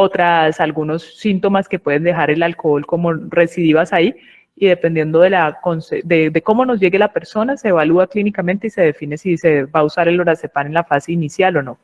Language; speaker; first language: Spanish; native; Spanish